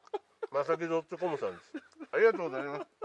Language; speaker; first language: Japanese; native; Japanese